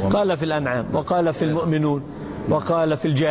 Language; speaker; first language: Arabic; native; Arabic